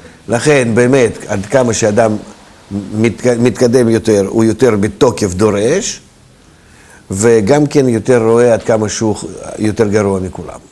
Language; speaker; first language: Hebrew; non-native, fluent; Russian